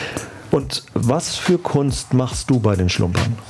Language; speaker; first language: German; native; German